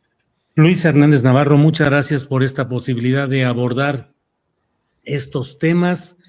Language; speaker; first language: Spanish; native; Spanish